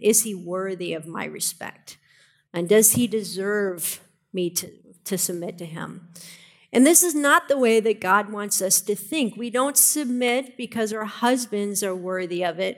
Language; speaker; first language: English; native; English